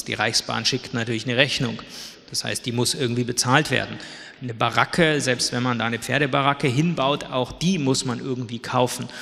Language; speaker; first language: German; native; German